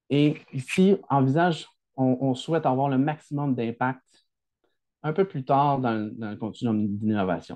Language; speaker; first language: French; native; French